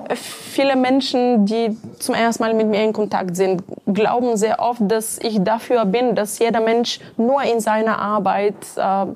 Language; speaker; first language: German; non-native, fluent; Bulgarian